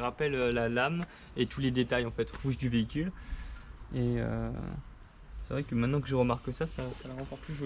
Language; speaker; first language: French; native; French